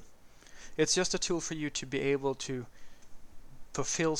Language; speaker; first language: English; non-native, fluent; Swedish